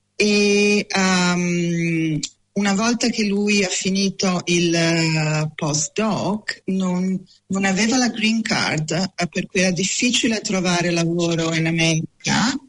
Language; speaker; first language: Italian; native; Italian